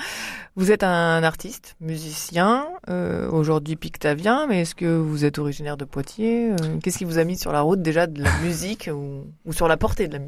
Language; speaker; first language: French; native; French